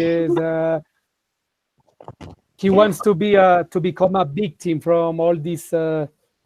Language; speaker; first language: English; non-native, fluent; Spanish